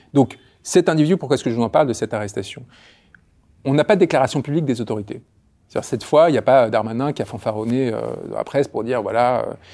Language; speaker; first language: French; early bilingual, other home language; Spanish